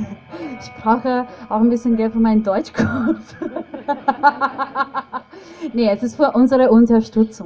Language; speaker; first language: German; non-native, learner; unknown